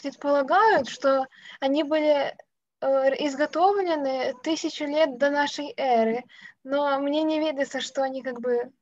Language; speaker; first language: Russian; native; Russian